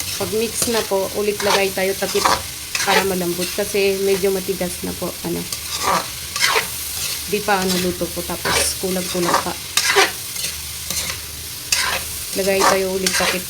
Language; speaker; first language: Filipino; non-native, learner; Punjabi